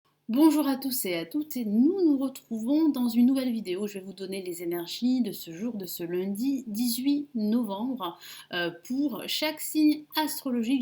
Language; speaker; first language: French; native; French